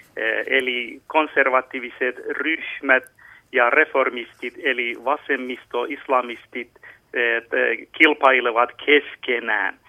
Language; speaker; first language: Finnish; non-native, fluent; Persian